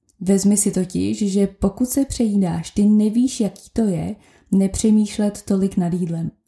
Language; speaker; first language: Czech; native; Czech